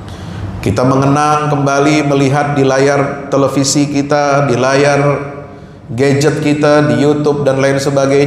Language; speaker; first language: Indonesian; native; Indonesian